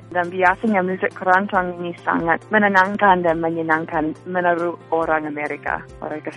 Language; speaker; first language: Indonesian; non-native, fluent; English